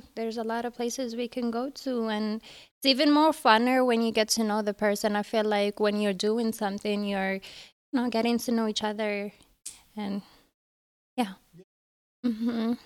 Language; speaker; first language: English; early bilingual, other home language; Arabic